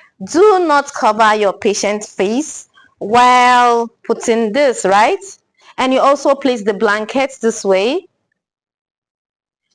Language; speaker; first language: English; non-native, local second language; Igbo